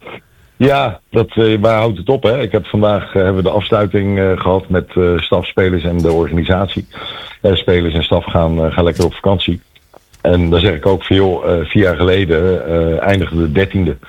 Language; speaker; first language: Dutch; native; Dutch